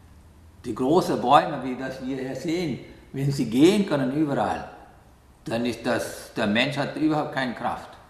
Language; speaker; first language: German; non-native, learner; Sinhala